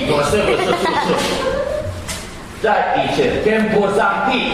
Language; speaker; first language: Chinese; non-native, learner; Korean